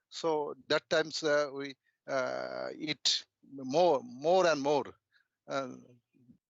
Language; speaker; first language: English; non-native, learner; Bangla